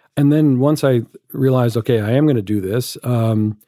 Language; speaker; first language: English; native; English